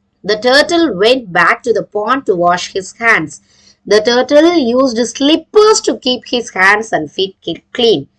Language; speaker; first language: English; non-native, local second language; Tamil